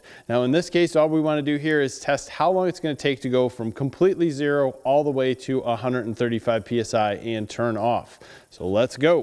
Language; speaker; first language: English; native; English